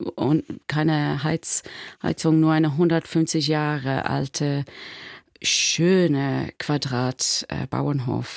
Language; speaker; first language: German; non-native, learner; English